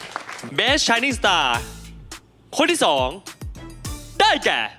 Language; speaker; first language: Thai; native; Thai